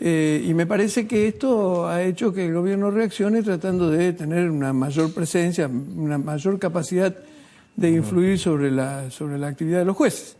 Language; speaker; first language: Spanish; native; Spanish